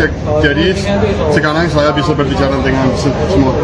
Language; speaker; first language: Indonesian; non-native, learner; Danish